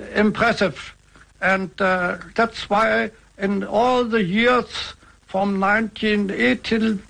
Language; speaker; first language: English; non-native, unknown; German